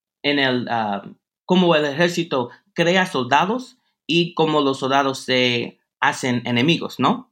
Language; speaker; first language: Spanish; non-native, fluent; English